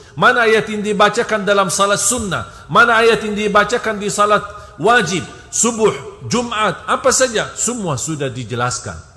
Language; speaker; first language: Malay; non-native, fluent; Arabic